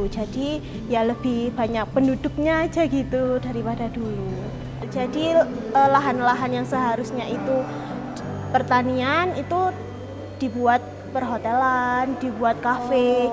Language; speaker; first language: Indonesian; non-native, local second language; Javanese